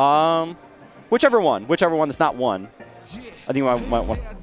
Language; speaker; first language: English; native; English